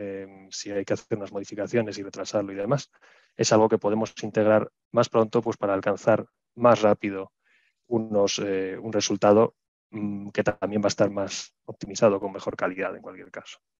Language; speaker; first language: Spanish; native; Spanish